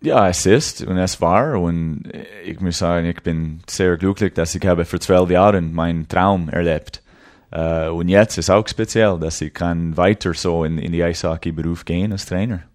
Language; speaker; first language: German; early bilingual, heritage; English